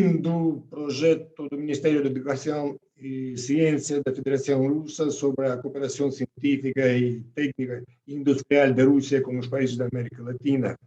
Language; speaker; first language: Portuguese; non-native, fluent; Russian